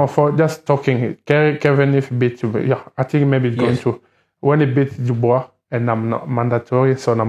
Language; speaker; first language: English; non-native, learner; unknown